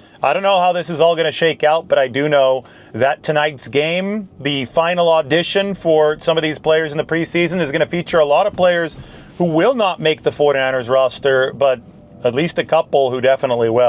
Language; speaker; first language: English; native; English